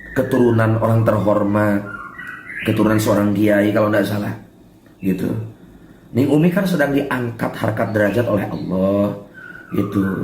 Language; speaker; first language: Indonesian; non-native, local second language; Sundanese